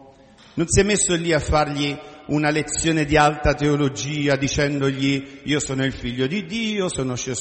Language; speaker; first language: Italian; native; Italian